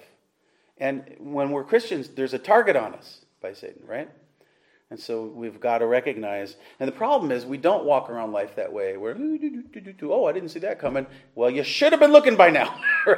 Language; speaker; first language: English; native; English